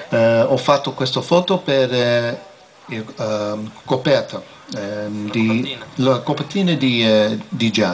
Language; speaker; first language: Italian; non-native, learner; English